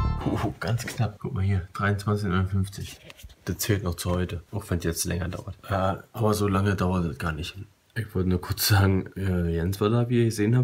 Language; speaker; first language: German; native; German